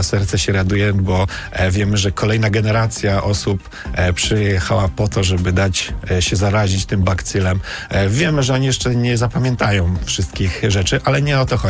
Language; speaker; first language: Polish; native; Polish